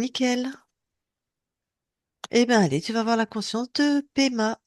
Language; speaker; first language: French; native; French